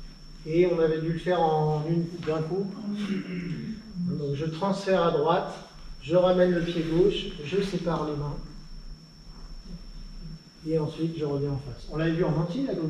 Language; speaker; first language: French; native; French